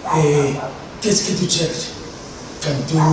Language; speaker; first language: French; non-native, fluent; Spanish